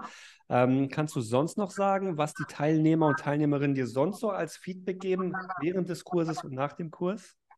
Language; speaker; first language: German; native; German